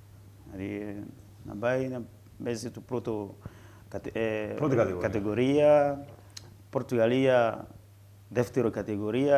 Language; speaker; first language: Greek; non-native, learner; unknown